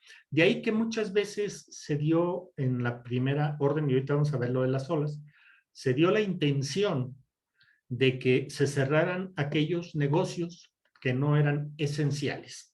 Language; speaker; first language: Spanish; native; Spanish